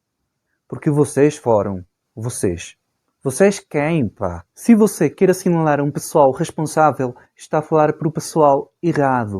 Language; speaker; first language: Portuguese; non-native, fluent; Spanish